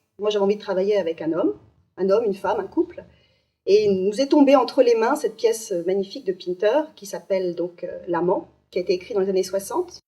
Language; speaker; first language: French; native; French